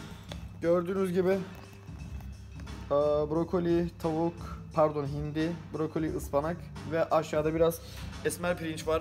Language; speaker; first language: Turkish; native; Turkish